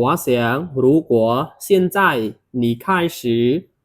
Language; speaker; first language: Chinese; non-native, learner; Khmer